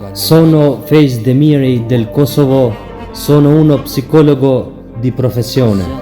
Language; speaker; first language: Italian; non-native, fluent; Albanian